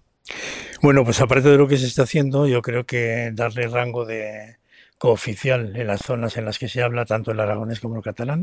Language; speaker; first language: Spanish; native; Spanish